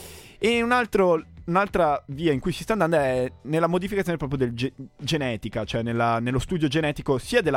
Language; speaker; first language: Italian; native; Italian